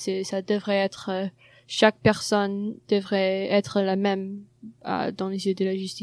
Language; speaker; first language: French; non-native, fluent; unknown